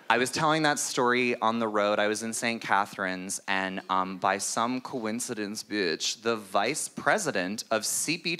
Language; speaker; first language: English; native; English